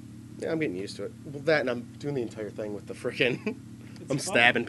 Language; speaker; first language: English; native; English